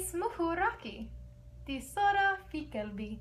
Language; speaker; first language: Arabic; non-native, learner; English